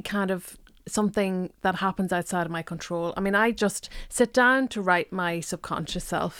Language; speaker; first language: English; non-native, local second language; Irish